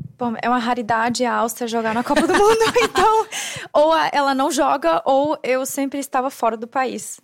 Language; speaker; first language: Portuguese; non-native, fluent; German